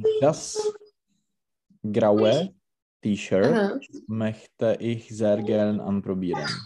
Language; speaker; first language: German; non-native, learner; Czech